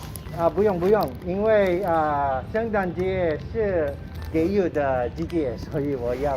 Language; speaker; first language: Chinese; non-native, learner; Filipino